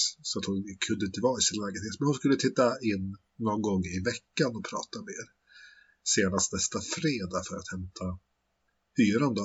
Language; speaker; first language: Swedish; native; Swedish